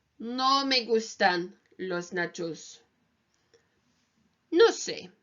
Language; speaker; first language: Spanish; non-native, learner; English